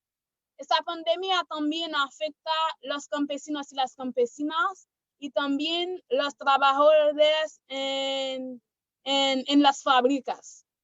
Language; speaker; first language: Spanish; non-native, learner; Haitian Creole